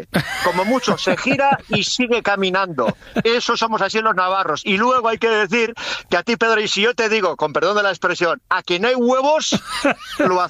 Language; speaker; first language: Spanish; native; Spanish